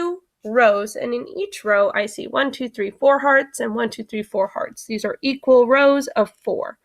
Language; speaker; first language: English; native; English